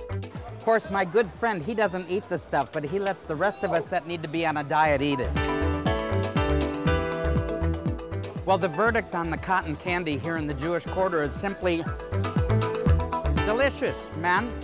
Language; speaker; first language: English; native; English